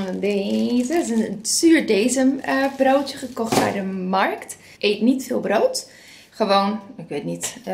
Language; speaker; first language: Dutch; non-native, fluent; Spanish